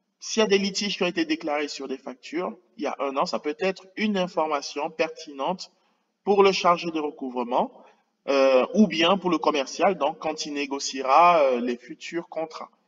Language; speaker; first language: French; native; French